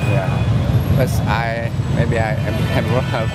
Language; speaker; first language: English; non-native, learner; Vietnamese